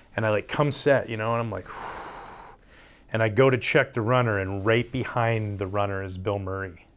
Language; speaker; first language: English; native; English